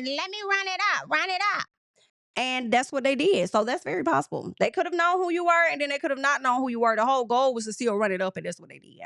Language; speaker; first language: English; native; English